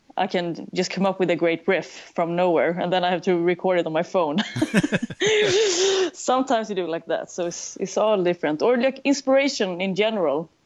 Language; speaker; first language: English; non-native, fluent; Swedish